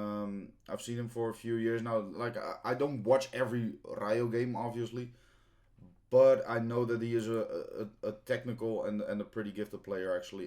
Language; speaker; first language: English; non-native, fluent; Dutch